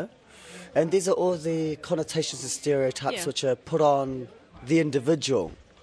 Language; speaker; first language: English; native; English